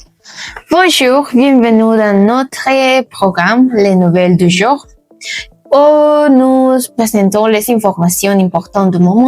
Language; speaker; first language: French; non-native, learner; Spanish